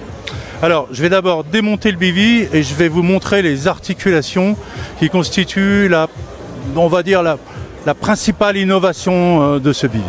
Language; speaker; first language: French; native; French